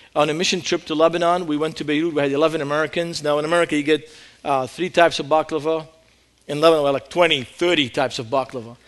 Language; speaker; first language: English; non-native, fluent; Arabic